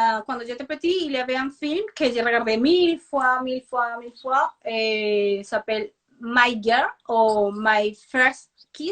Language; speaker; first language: French; non-native, fluent; Spanish